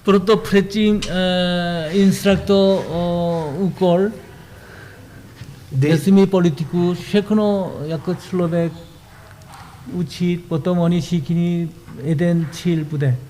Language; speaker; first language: Czech; non-native, learner; Korean